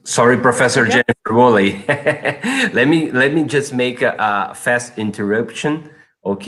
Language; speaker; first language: English; non-native, fluent; Portuguese